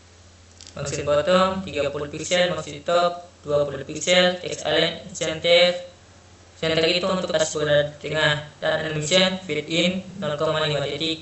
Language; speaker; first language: Indonesian; native; Indonesian